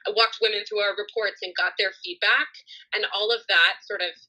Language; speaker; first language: English; native; English